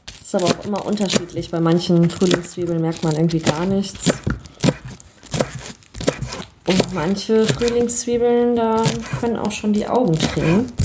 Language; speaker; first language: German; early bilingual, other home language; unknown